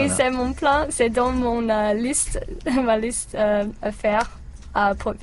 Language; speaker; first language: French; non-native, learner; English